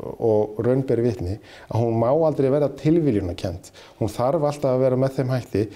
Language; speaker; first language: Icelandic; native; Icelandic